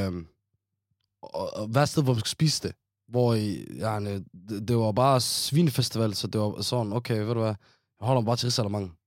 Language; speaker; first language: Danish; non-native, fluent; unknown